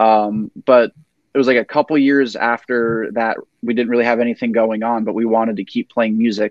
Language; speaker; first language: English; native; English